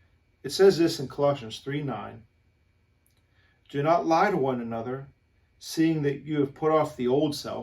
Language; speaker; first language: English; native; English